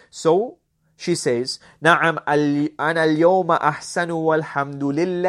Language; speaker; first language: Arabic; non-native, fluent; English